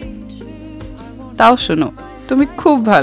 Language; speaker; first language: Hindi; native; Hindi